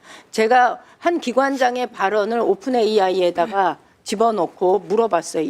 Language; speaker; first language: Korean; native; Korean